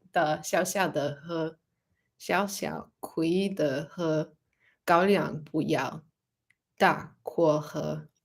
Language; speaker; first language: Chinese; non-native, learner; English